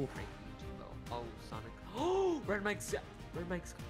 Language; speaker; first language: English; native; English